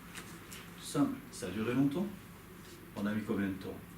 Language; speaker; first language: French; native; French